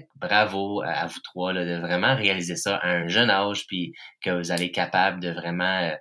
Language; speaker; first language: French; native; French